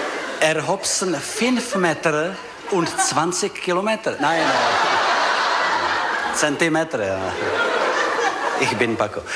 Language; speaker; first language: German; non-native, learner; Czech